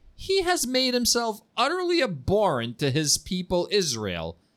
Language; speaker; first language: English; early bilingual, heritage; Ukrainian